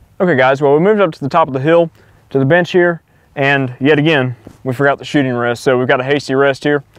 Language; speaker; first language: English; native; English